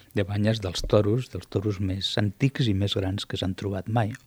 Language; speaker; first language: Catalan; non-native, local second language; Spanish